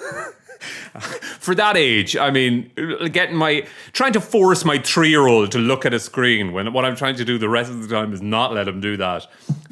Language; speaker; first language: English; native; English